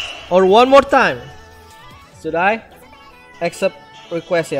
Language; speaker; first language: English; non-native, learner; Indonesian